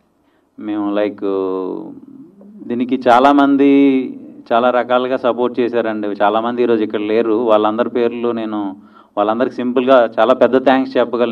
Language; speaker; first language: Telugu; native; Telugu